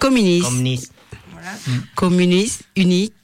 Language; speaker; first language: French; non-native, fluent; Lao